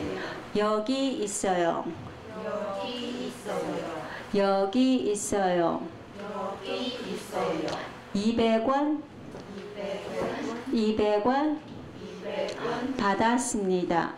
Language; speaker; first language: Korean; non-native, fluent; Chinese